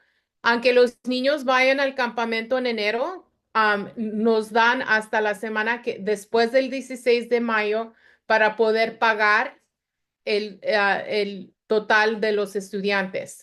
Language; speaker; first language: Spanish; early bilingual, other home language; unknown